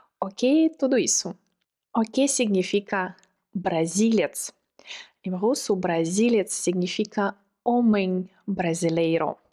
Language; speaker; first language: Portuguese; non-native, fluent; Russian